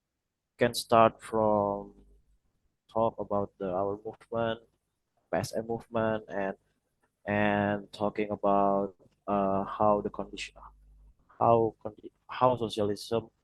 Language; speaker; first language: English; non-native, learner; Indonesian